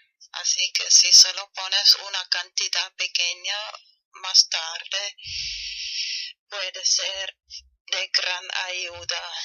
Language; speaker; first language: Spanish; non-native, fluent; German